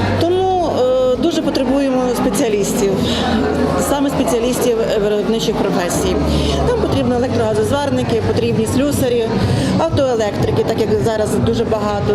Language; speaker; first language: Ukrainian; native; Ukrainian